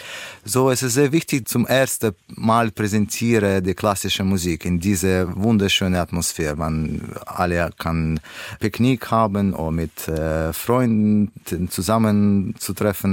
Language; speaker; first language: German; non-native, fluent; Russian